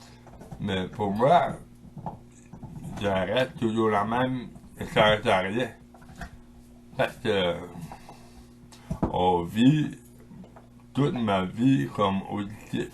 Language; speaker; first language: French; non-native, local second language; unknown